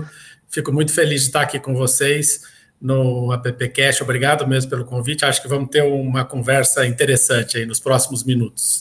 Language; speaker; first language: Portuguese; native; Portuguese